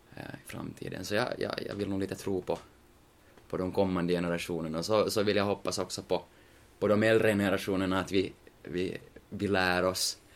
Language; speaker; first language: Swedish; native; Swedish